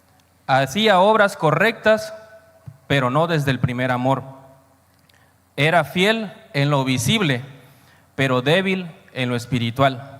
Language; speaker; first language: Spanish; native; Spanish